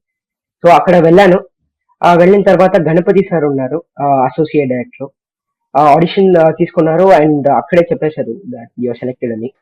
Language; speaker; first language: Telugu; non-native, learner; Kannada